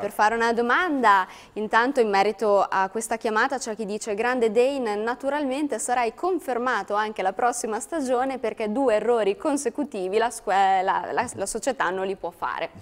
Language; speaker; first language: Italian; native; Italian